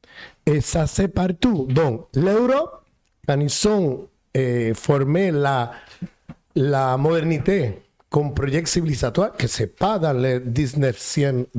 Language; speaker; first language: French; non-native, fluent; Spanish